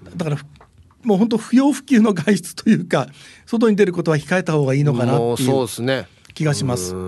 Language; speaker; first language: Japanese; native; Japanese